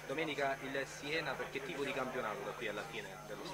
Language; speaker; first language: Italian; native; Italian